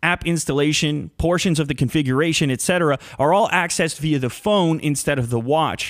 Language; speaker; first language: English; native; English